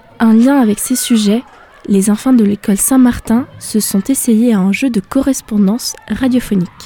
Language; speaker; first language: French; native; French